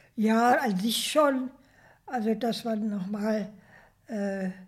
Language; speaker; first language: German; native; German